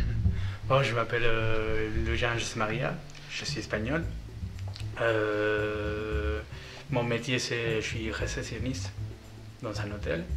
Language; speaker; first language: French; non-native, fluent; Spanish